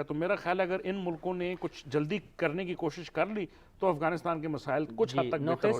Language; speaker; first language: Urdu; native; Urdu